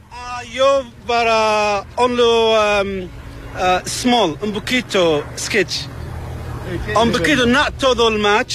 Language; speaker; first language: Spanish; non-native, learner; Arabic